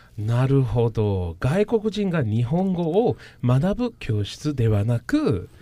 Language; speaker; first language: Japanese; non-native, fluent; English